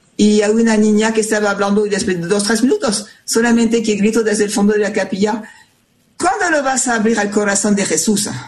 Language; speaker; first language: Spanish; non-native, fluent; French